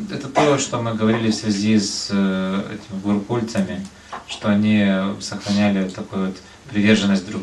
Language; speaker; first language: Russian; native; Russian